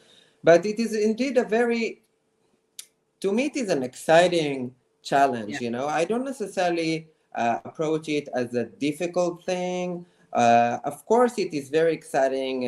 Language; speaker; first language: English; non-native, fluent; Hebrew